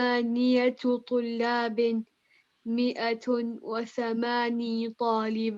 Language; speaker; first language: Arabic; non-native, learner; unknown